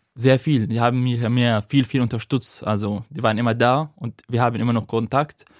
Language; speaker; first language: German; non-native, fluent; Arabic